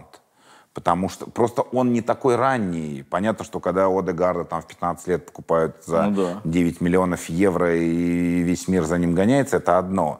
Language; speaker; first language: Russian; native; Russian